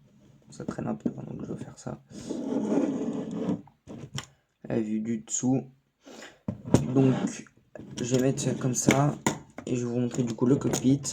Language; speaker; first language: French; native; French